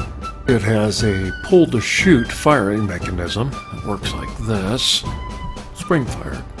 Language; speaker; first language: English; native; English